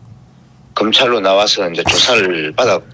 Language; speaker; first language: Korean; native; Korean